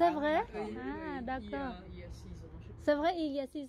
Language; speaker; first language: French; non-native, learner; Vietnamese